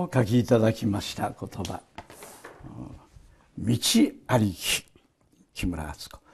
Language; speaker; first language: Japanese; native; Japanese